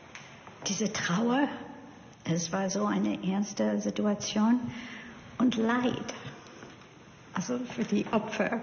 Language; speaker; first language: German; non-native, fluent; English